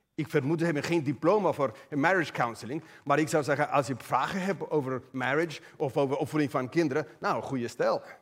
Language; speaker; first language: Dutch; non-native, fluent; Spanish